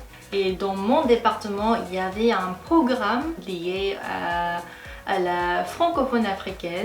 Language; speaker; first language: French; non-native, fluent; Korean